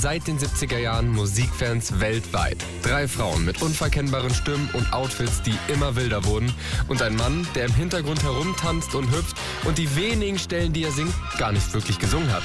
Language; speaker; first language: German; native; German